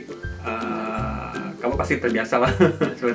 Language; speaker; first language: Indonesian; native; Indonesian